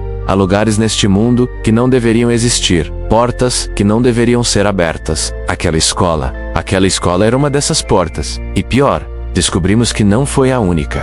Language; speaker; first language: Portuguese; native; Portuguese